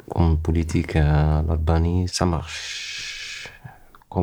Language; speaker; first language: French; non-native, learner; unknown